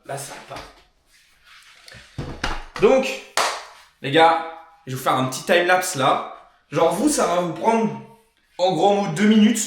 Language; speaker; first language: French; native; French